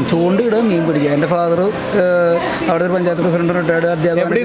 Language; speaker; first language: Malayalam; native; Malayalam